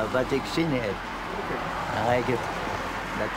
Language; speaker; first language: Dutch; non-native, learner; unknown